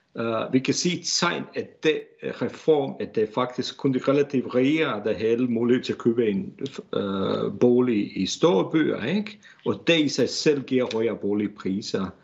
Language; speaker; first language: Danish; non-native, fluent; Bosnian